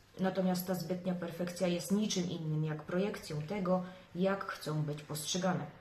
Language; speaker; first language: Polish; native; Polish